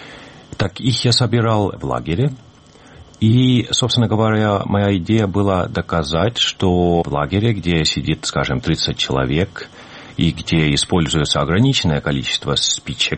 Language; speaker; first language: Russian; native; Russian